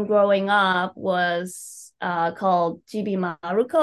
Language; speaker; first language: English; non-native, fluent; Chinese